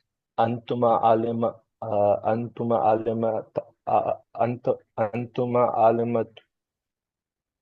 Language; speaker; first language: Arabic; non-native, learner; Urdu